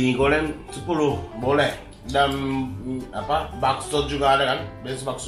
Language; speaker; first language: Indonesian; non-native, fluent; Japanese